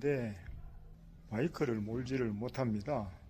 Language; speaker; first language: Korean; native; Korean